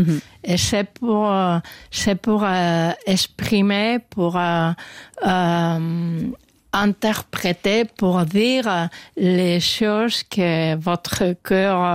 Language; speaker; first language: French; non-native, learner; Spanish